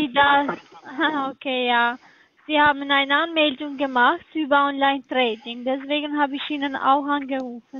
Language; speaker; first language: German; non-native, learner; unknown